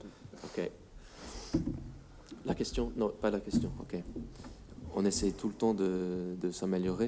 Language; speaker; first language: French; non-native, fluent; English